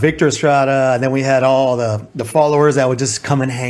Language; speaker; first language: English; native; English